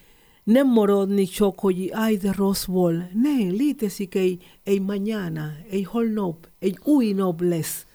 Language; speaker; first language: Hungarian; non-native, fluent; Spanish